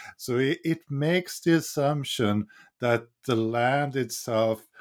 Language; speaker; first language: English; non-native, fluent; Swedish